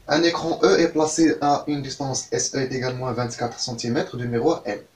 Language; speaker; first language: French; non-native, local second language; Arabic